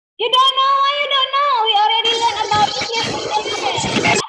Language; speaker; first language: English; non-native, learner; Indonesian